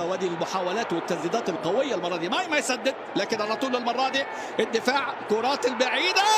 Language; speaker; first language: Arabic; native; Arabic